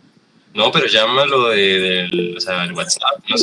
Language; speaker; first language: Spanish; native; Spanish